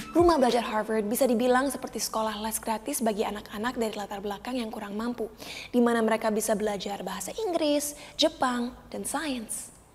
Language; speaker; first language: Indonesian; non-native, local second language; English